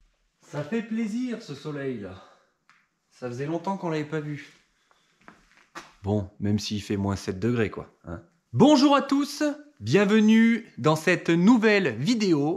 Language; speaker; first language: French; native; French